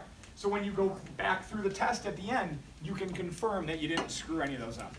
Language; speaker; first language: English; native; English